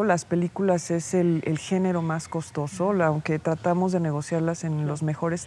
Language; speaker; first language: Spanish; native; Spanish